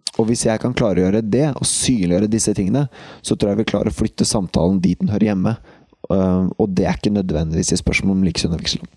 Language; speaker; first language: Norwegian; native; Norwegian